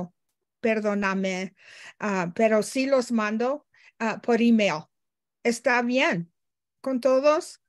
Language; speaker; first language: Spanish; non-native, learner; English